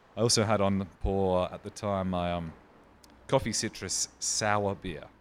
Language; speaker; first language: English; native; English